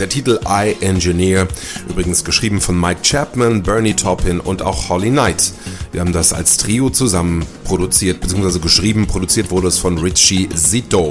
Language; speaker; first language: German; native; German